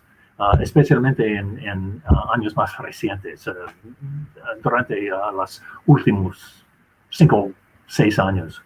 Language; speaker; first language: Spanish; non-native, fluent; English